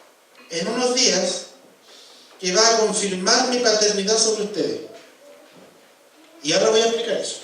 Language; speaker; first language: Spanish; native; Spanish